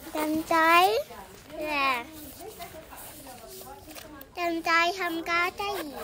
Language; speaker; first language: Vietnamese; early bilingual, heritage; Vietnamese